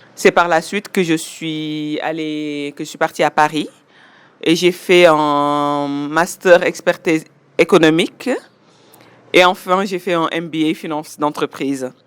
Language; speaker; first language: French; non-native, local second language; Wolof